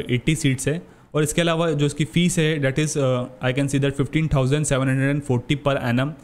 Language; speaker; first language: Hindi; native; Hindi